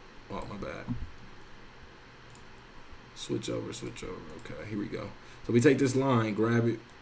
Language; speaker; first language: English; native; English